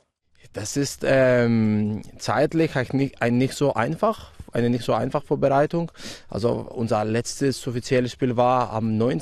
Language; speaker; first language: German; non-native, fluent; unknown